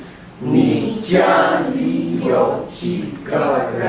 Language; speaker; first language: Chinese; non-native, learner; English